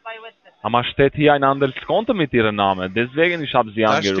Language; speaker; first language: German; non-native, learner; Spanish